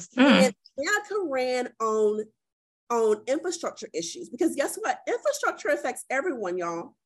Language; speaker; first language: English; native; English